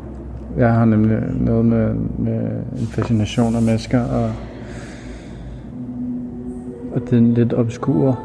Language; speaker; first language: Danish; native; Danish